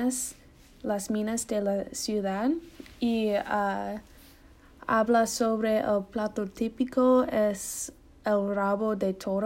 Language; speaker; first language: Spanish; non-native, learner; English